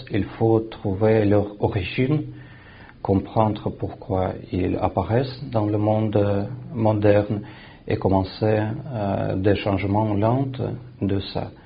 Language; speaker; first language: French; non-native, fluent; Russian